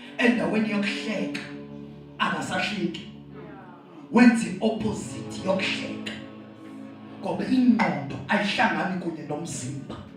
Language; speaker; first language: Zulu; non-native, local second language; Xhosa